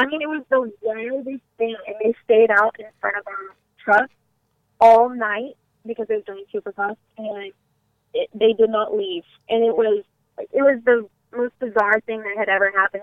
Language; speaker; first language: English; native; English